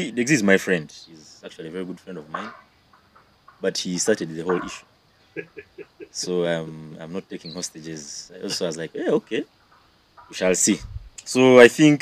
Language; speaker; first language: English; non-native, local second language; Nyankole